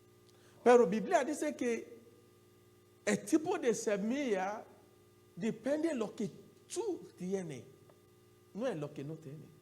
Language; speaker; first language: Spanish; non-native, learner; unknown